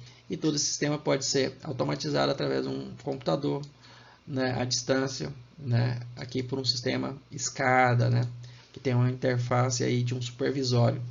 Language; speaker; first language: Portuguese; native; Portuguese